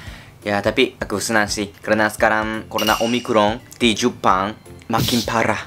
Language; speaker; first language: Indonesian; non-native, fluent; Japanese